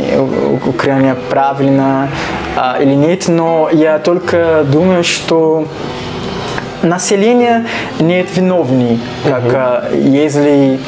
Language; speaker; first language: Russian; non-native, learner; Portuguese